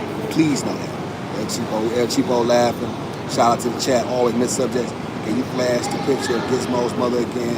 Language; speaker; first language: English; native; English